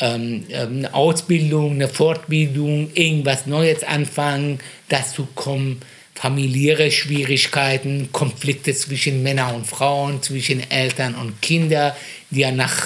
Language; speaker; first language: German; non-native, fluent; Persian